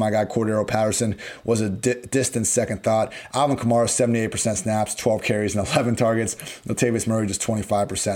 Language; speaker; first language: English; native; English